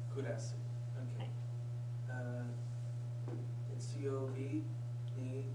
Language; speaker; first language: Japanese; non-native, learner; English